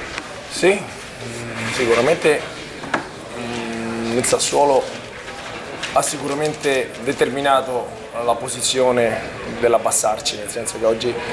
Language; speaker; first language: Italian; native; Italian